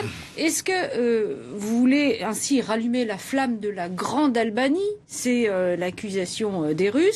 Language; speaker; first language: French; native; French